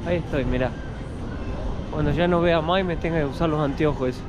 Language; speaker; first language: Spanish; native; Spanish